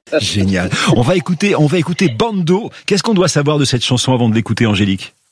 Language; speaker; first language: French; native; French